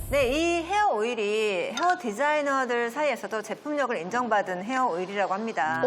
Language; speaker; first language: Korean; native; Korean